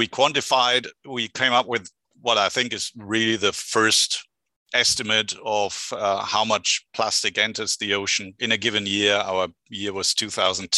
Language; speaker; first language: English; non-native, fluent; German